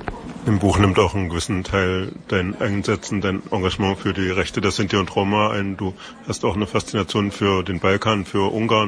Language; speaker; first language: German; native; German